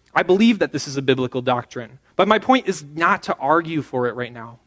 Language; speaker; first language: English; native; English